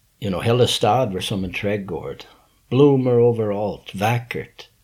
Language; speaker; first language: Swedish; early bilingual, heritage; English